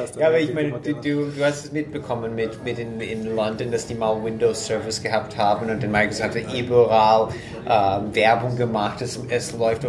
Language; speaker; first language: German; non-native, fluent; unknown